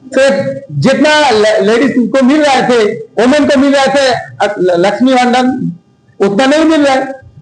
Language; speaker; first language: Hindi; non-native, local second language; Bangla